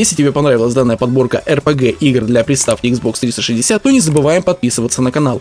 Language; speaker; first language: Russian; native; Russian